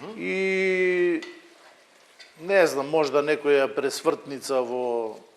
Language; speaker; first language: Macedonian; native; Macedonian